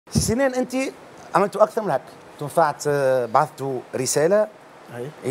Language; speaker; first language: Arabic; native; Arabic